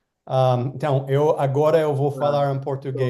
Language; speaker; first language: Portuguese; non-native, fluent; Spanish